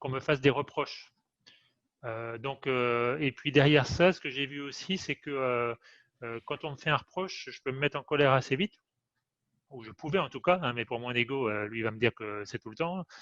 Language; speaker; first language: French; native; French